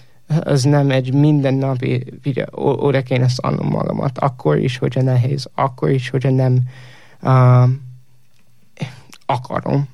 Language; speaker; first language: Hungarian; non-native, learner; English